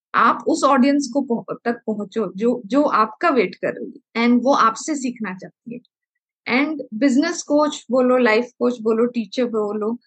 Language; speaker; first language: Hindi; non-native, local second language; Malayalam